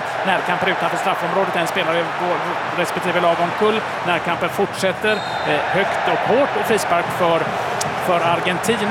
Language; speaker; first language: Swedish; native; Swedish